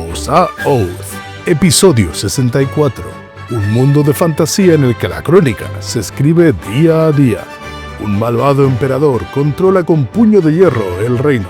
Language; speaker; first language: Spanish; native; Spanish